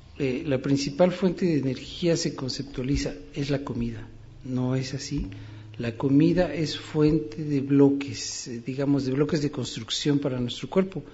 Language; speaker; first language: Spanish; native; Spanish